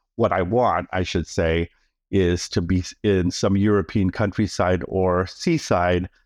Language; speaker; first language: English; early bilingual, other home language; Filipino